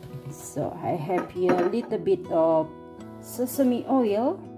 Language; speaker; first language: English; non-native, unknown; Indonesian